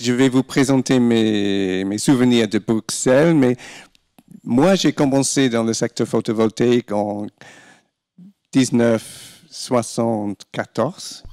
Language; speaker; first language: French; non-native, fluent; English